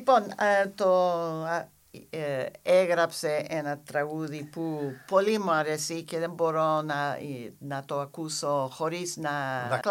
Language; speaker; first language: Greek; non-native, fluent; English